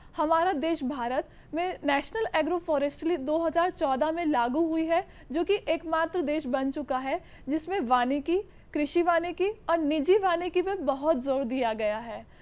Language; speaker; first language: Hindi; native; Hindi